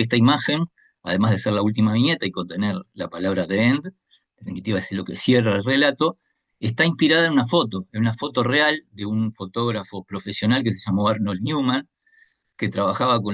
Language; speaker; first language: Spanish; native; Spanish